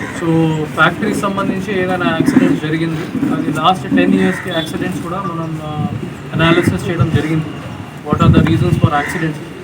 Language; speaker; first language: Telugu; non-native, fluent; Hindi